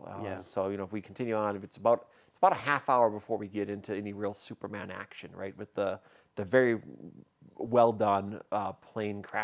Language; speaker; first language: English; native; English